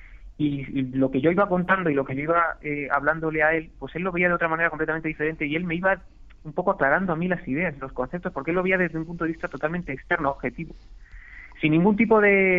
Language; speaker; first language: Spanish; native; Spanish